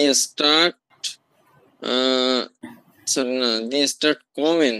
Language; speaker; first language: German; non-native, learner; Bangla